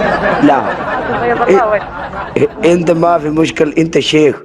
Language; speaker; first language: Arabic; non-native, learner; Punjabi